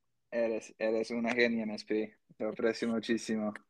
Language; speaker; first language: Spanish; non-native, fluent; English